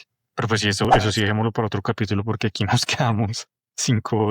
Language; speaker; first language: Spanish; native; Spanish